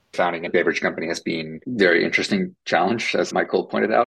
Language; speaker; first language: English; non-native, fluent; Finnish